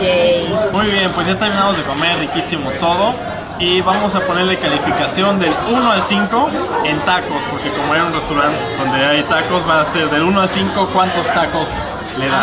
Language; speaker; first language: Spanish; native; Spanish